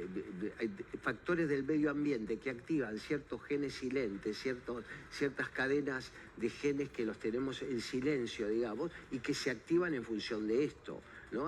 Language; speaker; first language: Spanish; native; Spanish